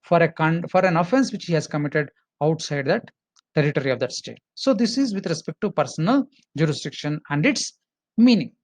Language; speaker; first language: English; non-native, local second language; Kannada